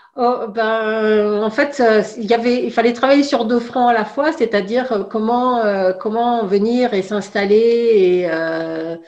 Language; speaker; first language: French; native; French